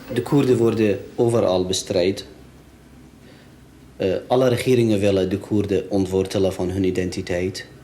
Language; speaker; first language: Dutch; non-native, fluent; Kurdish